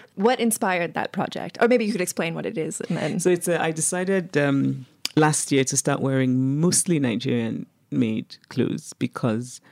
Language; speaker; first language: English; non-native, local second language; Igbo